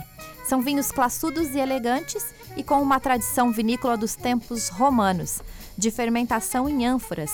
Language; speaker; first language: Portuguese; native; Portuguese